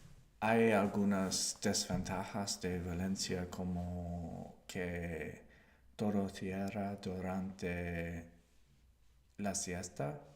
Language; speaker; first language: Spanish; non-native, learner; English